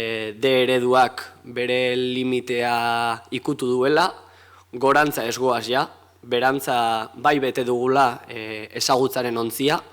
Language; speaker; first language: Basque; native; Basque